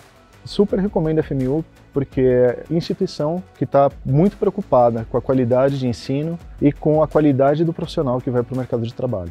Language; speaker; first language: Portuguese; native; Portuguese